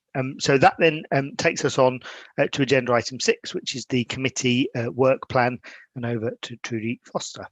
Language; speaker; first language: English; native; English